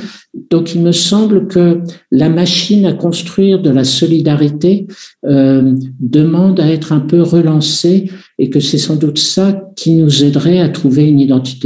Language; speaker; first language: French; native; French